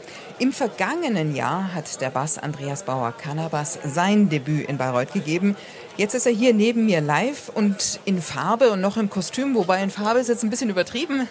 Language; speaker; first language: German; native; German